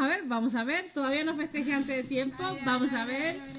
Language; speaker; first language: Spanish; native; Spanish